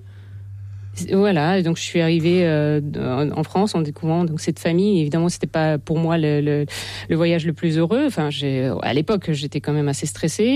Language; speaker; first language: French; non-native, fluent; Russian